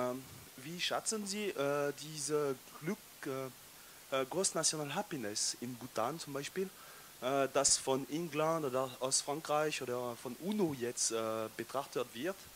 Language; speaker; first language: German; non-native, learner; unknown